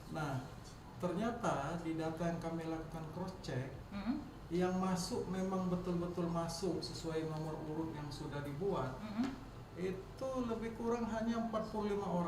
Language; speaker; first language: Indonesian; native; Indonesian